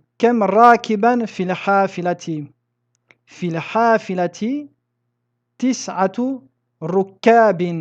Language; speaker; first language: Arabic; non-native, fluent; French